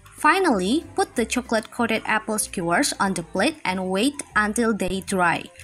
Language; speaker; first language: English; non-native, fluent; Indonesian